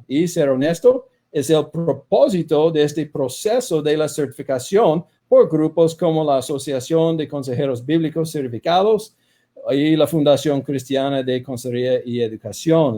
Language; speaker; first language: Spanish; non-native, fluent; English